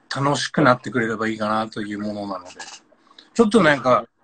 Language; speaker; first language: Japanese; native; Japanese